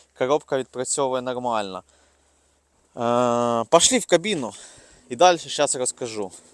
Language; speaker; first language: Ukrainian; non-native, local second language; Russian